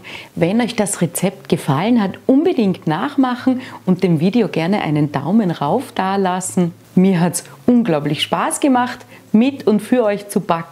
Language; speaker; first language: German; native; German